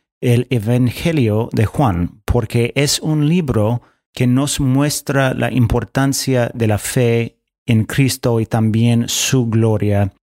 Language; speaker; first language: Spanish; non-native, fluent; English